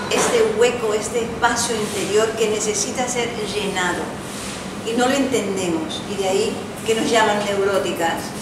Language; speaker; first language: Spanish; early bilingual, heritage; Spanish